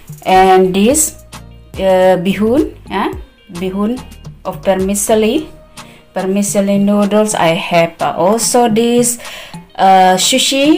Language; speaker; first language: English; non-native, learner; Indonesian